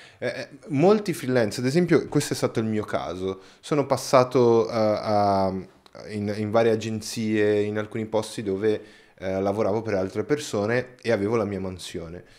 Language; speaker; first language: Italian; non-native, fluent; Portuguese